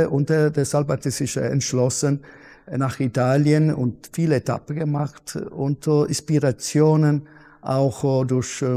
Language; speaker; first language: German; non-native, fluent; Italian